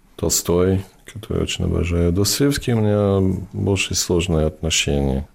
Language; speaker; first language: Russian; non-native, fluent; English